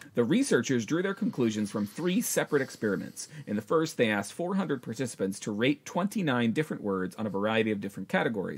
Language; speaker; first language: English; native; English